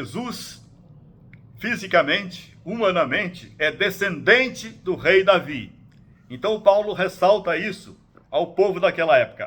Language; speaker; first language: Portuguese; native; Portuguese